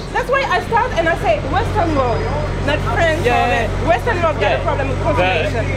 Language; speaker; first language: English; non-native, learner; French